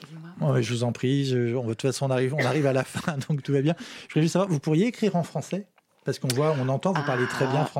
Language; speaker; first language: French; native; French